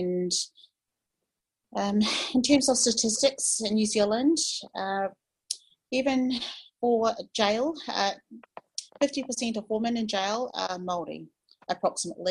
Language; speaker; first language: English; native; English